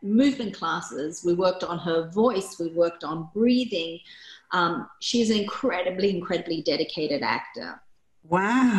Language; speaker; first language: English; early bilingual, other home language; Korean